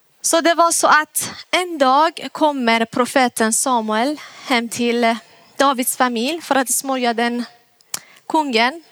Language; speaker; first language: Swedish; non-native, fluent; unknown